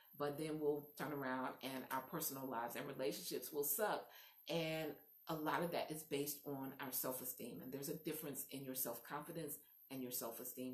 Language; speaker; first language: English; native; English